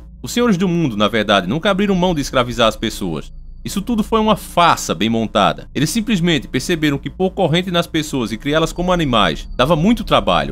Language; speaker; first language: Portuguese; native; Portuguese